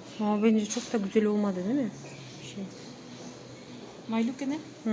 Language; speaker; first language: Turkish; non-native, fluent; Kyrgyz